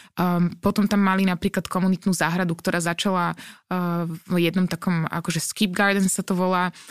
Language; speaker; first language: Slovak; native; Slovak